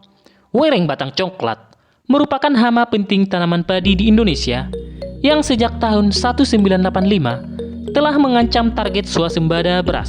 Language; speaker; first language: Indonesian; native; Indonesian